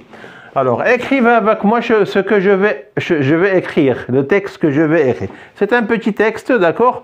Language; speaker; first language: French; non-native, fluent; Arabic